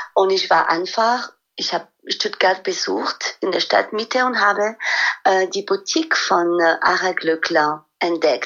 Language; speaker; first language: German; non-native, fluent; French